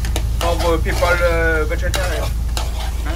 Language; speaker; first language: English; non-native, learner; French